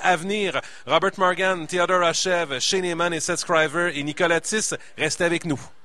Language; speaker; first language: French; native; French